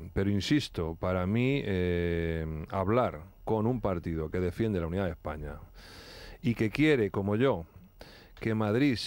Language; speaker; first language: Spanish; native; Spanish